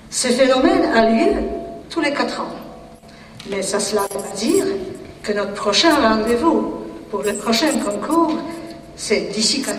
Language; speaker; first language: French; non-native, fluent; Polish